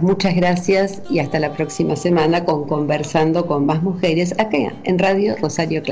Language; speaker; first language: Spanish; native; Spanish